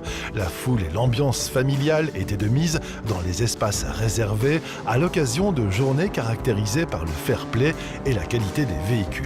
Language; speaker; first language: French; native; French